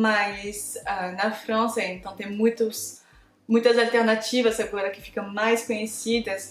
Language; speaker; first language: Portuguese; non-native, fluent; French